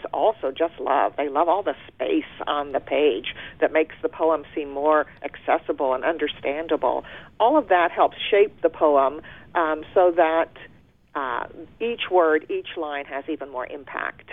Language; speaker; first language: English; early bilingual, other home language; German